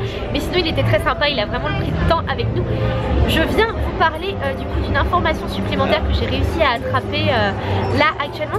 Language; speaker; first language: French; native; French